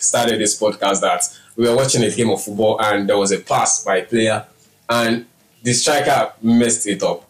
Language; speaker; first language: English; non-native, local second language; Yoruba